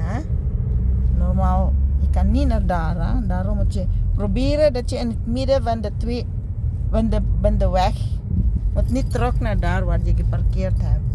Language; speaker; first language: Dutch; non-native, learner; Filipino